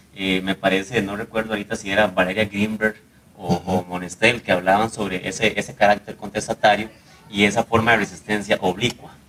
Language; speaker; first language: Spanish; native; Spanish